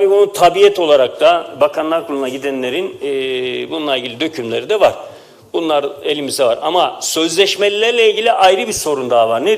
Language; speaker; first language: Turkish; native; Turkish